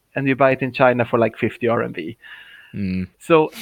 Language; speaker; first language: English; non-native, fluent; Swedish